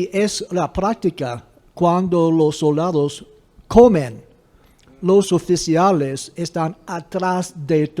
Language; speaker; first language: Spanish; non-native, fluent; English